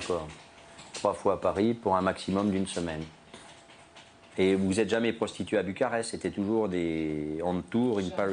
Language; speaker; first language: French; native; French